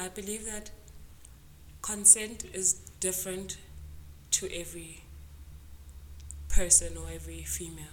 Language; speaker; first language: English; non-native, local second language; Zulu